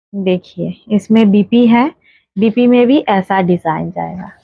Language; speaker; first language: Hindi; non-native, local second language; Bangla